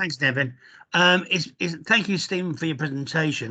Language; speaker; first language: English; native; English